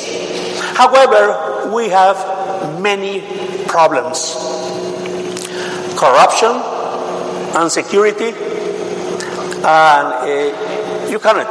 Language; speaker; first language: English; non-native, fluent; Spanish